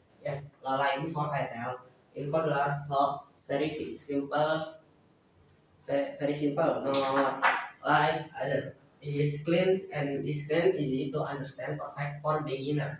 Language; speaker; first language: English; non-native, learner; Indonesian